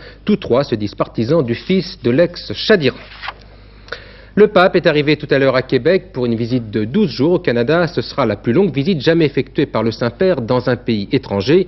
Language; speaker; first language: French; native; French